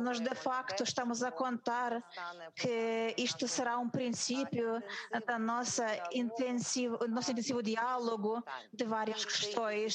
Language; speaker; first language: Portuguese; non-native, fluent; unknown